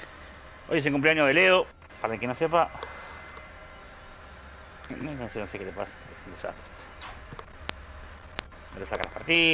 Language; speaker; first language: Spanish; native; Spanish